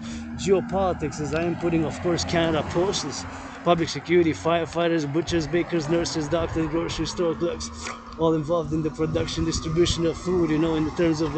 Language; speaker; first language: English; non-native, local second language; French